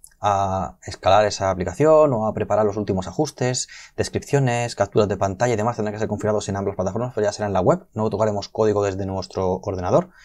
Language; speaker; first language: Spanish; native; Spanish